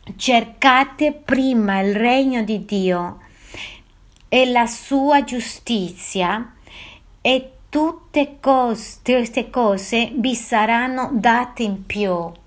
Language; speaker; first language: Italian; non-native, fluent; Spanish